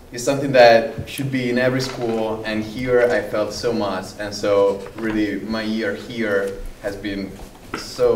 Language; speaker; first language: English; non-native, fluent; Italian